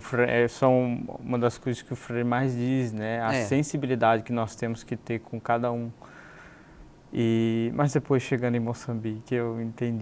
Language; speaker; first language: Portuguese; native; Portuguese